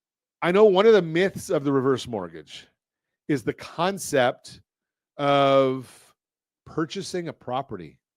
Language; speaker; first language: English; native; English